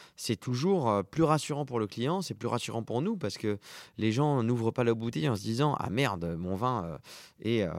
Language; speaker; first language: French; non-native, local second language; Arabic